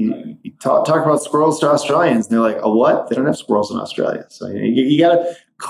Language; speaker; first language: English; native; English